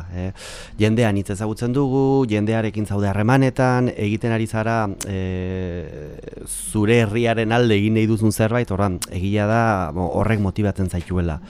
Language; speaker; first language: Basque; native; Basque